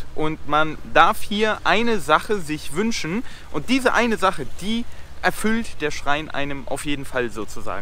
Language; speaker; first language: German; native; German